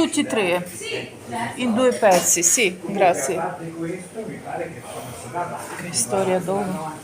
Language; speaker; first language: Italian; non-native, learner; Ukrainian